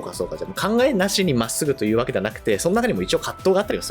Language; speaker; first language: Japanese; native; Japanese